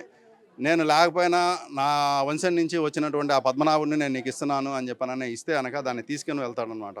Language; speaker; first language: Telugu; native; Telugu